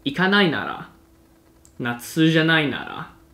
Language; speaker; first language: Japanese; non-native, learner; English